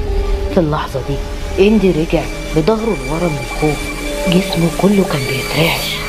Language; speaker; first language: Arabic; native; Arabic